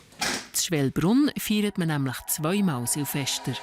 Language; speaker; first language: German; native; German